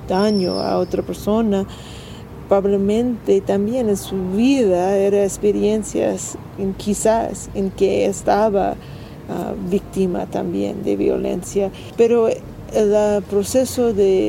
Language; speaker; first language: Spanish; non-native, learner; English